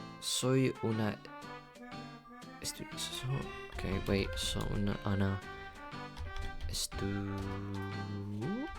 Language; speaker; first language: Spanish; non-native, learner; English